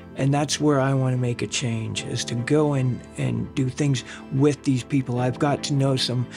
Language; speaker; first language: English; native; English